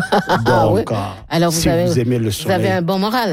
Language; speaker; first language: French; native; French